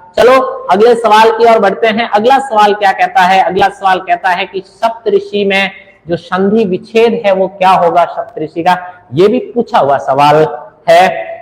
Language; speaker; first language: Hindi; native; Hindi